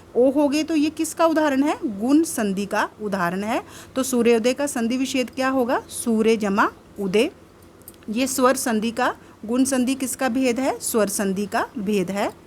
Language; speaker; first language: Hindi; native; Hindi